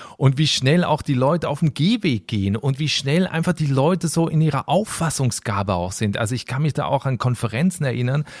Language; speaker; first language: German; native; German